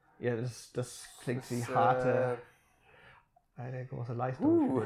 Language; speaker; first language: German; non-native, fluent; English